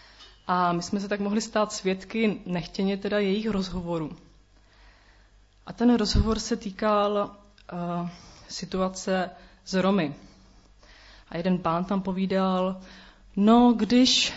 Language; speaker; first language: Czech; native; Czech